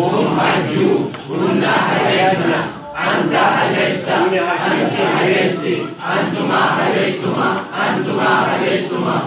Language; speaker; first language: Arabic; non-native, fluent; Urdu